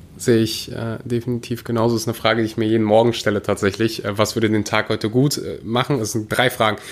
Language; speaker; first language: German; early bilingual, other home language; Russian